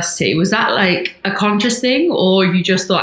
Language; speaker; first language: English; native; English